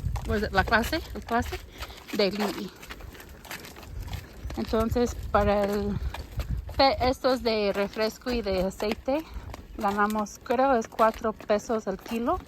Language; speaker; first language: Spanish; non-native, learner; English